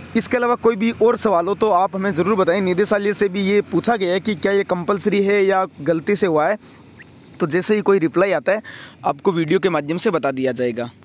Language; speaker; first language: Hindi; native; Hindi